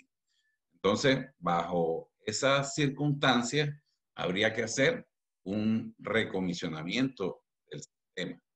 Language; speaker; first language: Spanish; native; Spanish